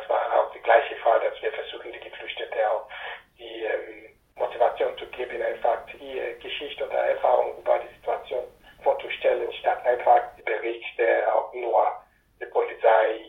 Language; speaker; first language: German; non-native, fluent; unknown